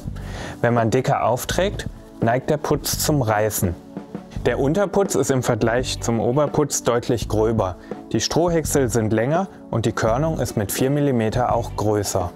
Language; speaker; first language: German; native; German